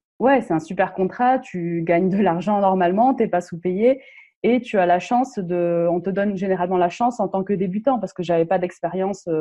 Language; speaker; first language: French; non-native, local second language; Arabic